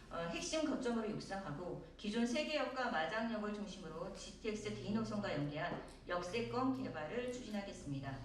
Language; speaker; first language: Korean; native; Korean